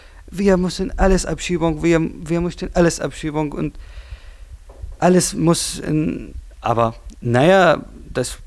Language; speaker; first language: German; non-native, learner; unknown